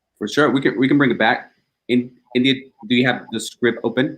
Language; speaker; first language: English; early bilingual, other home language; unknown